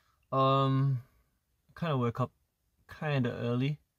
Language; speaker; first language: English; early bilingual, other home language; Korean